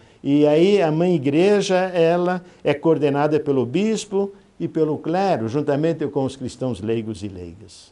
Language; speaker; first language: Portuguese; native; Portuguese